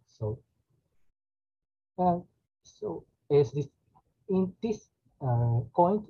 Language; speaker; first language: English; non-native, learner; Japanese